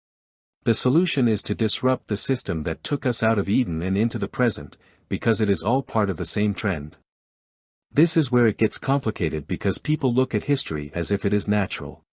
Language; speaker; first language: English; native; English